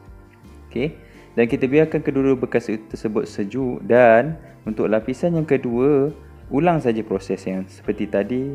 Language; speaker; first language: Malay; native; Malay